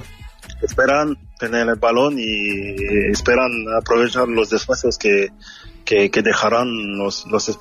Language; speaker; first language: Spanish; non-native, fluent; French